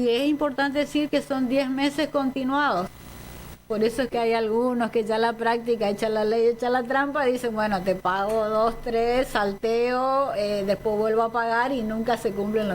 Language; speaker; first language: Spanish; native; Spanish